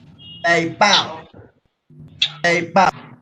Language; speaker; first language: Chinese; non-native, learner; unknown